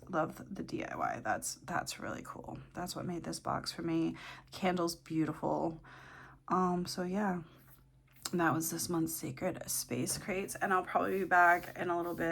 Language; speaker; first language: English; native; English